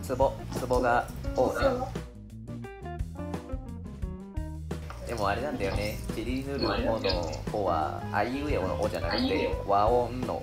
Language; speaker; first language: Japanese; native; Japanese